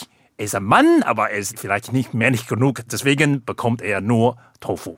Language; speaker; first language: German; non-native, fluent; Chinese